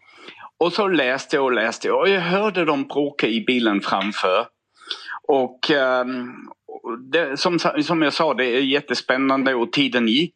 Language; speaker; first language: Swedish; non-native, fluent; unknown